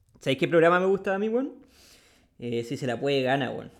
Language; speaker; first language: Spanish; native; Spanish